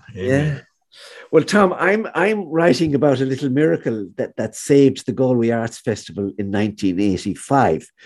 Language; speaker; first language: English; native; English